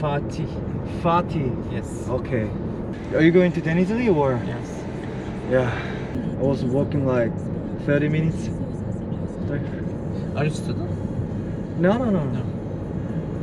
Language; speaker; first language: English; non-native, learner; Korean